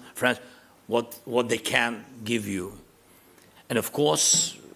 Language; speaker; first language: English; non-native, fluent; Russian